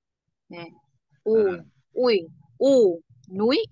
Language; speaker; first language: Vietnamese; native; Vietnamese